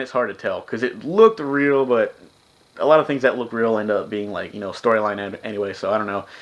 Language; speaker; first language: English; native; English